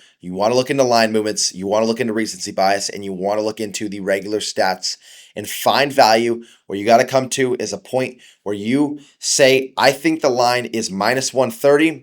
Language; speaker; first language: English; native; English